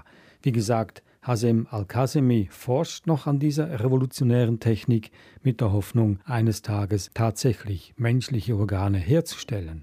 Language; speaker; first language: German; native; German